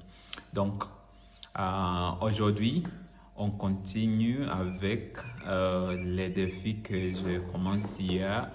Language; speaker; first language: French; non-native, learner; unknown